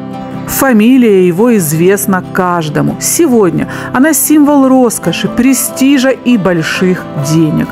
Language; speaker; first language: Russian; native; Russian